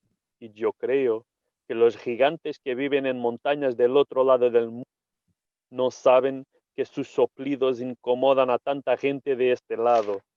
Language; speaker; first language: Spanish; non-native, fluent; Portuguese